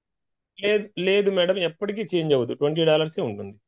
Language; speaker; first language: Telugu; native; Telugu